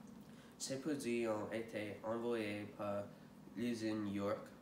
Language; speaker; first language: French; non-native, learner; English